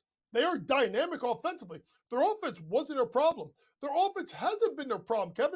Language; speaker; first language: English; native; English